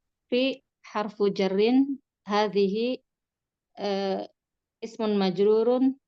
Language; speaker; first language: Arabic; non-native, learner; Indonesian